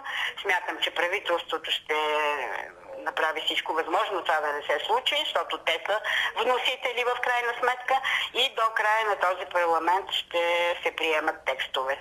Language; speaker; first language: Bulgarian; native; Bulgarian